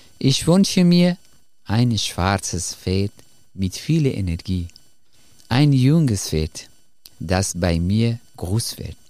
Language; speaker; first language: German; non-native, fluent; Persian